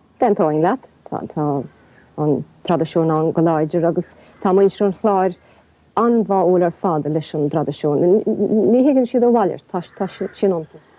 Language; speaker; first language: Irish; non-native, local second language; English